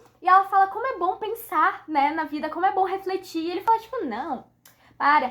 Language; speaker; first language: Portuguese; native; Portuguese